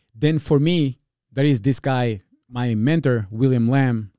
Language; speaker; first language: English; non-native, fluent; Portuguese